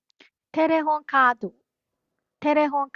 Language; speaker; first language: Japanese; non-native, fluent; Burmese